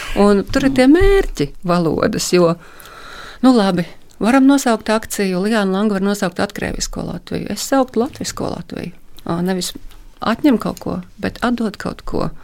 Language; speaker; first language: Latvian; native; Latvian